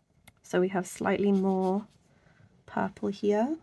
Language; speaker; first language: English; native; English